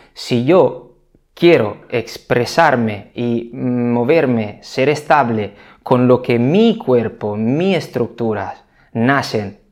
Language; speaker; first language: Spanish; non-native, fluent; Italian